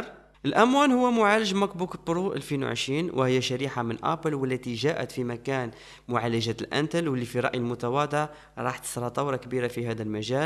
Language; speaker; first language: Arabic; native; Arabic